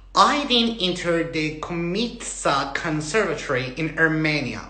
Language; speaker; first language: English; non-native, fluent; Persian